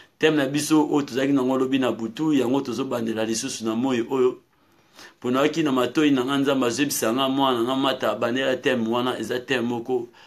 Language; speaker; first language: Lingala; non-native, local second language; Kituba (Democratic Republic of Congo)